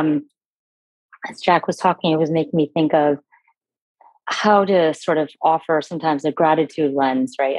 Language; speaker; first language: English; native; English